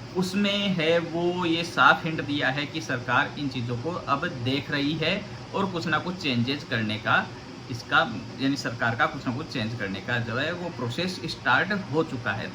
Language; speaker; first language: Hindi; native; Hindi